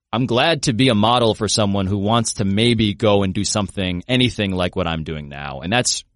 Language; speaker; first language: English; native; English